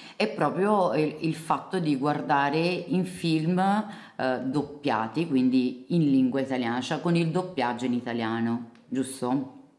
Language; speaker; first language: Italian; early bilingual, other home language; Serbian